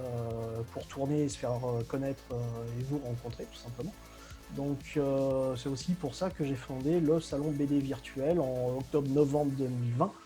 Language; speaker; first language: French; native; French